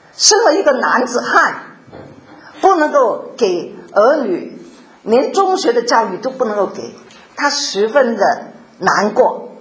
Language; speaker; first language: Chinese; non-native, local second language; Cantonese